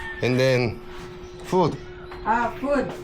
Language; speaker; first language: English; non-native, learner; Korean